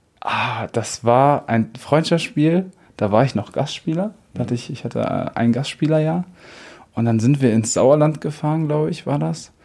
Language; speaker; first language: German; native; German